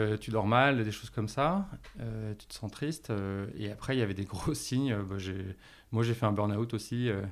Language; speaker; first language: French; native; French